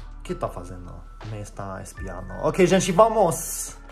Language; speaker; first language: Portuguese; non-native, learner; English